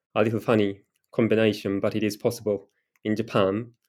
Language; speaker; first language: English; non-native, fluent; Japanese